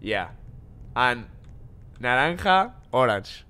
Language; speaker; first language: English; non-native, learner; Spanish